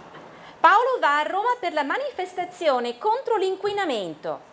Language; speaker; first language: Italian; non-native, fluent; Chinese